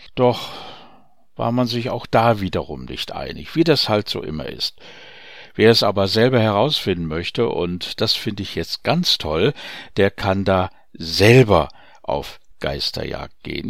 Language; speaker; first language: German; native; German